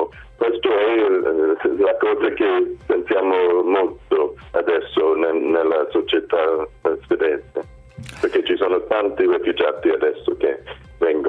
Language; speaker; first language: Italian; non-native, fluent; Swedish